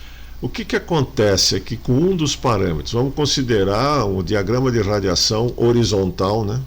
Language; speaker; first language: Portuguese; native; Portuguese